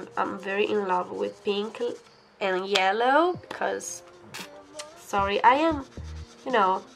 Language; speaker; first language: English; non-native, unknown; Italian